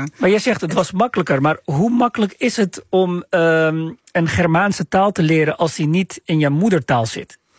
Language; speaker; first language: Dutch; native; Dutch